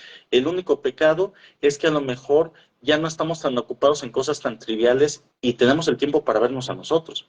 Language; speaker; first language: Spanish; native; Spanish